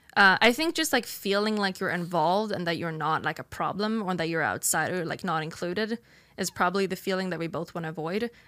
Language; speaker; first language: English; non-native, fluent; Swedish